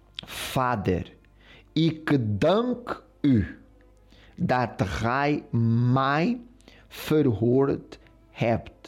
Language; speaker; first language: Dutch; non-native, fluent; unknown